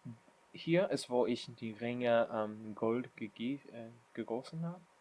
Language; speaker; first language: German; non-native, learner; English